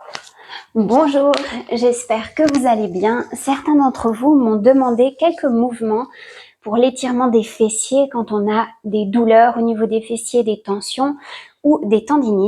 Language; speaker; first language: French; native; French